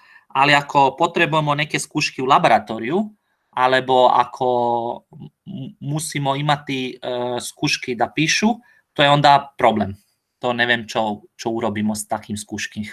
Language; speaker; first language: Slovak; non-native, learner; Croatian